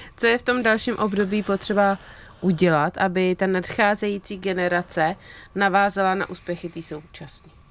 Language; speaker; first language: Czech; native; Czech